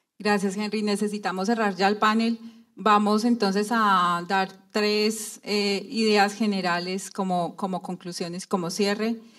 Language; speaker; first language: Spanish; native; Spanish